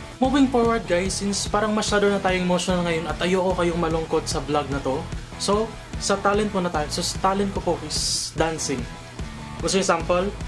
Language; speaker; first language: Filipino; non-native, local second language; Cebuano